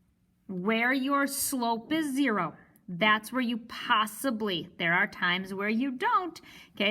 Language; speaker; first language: English; native; English